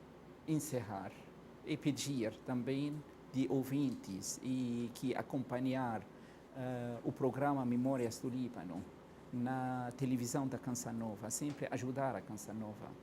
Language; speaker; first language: Portuguese; non-native, fluent; Arabic